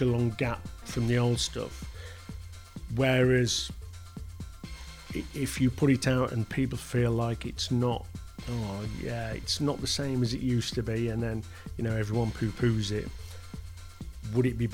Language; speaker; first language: English; native; English